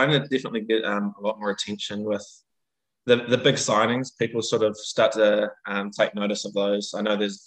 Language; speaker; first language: English; native; English